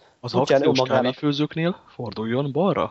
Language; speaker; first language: Hungarian; native; Hungarian